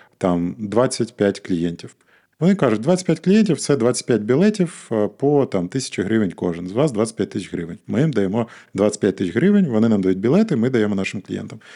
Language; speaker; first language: Ukrainian; non-native, local second language; Russian